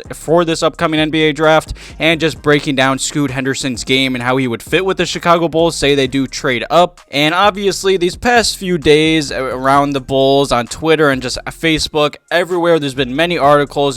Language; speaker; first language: English; native; English